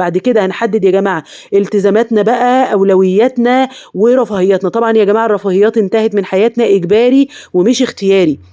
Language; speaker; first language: Arabic; native; Arabic